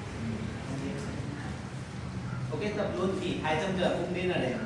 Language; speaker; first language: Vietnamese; non-native, learner; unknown